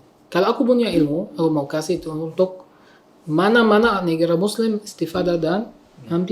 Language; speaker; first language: Indonesian; non-native, learner; Arabic